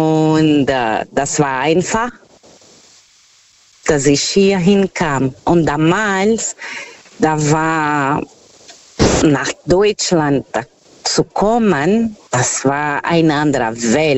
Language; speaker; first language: German; non-native, fluent; Portuguese